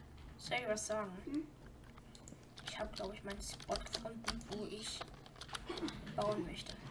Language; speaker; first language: German; native; German